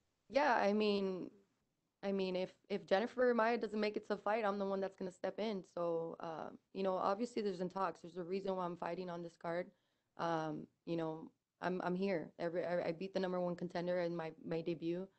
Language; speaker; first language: English; early bilingual, other home language; Spanish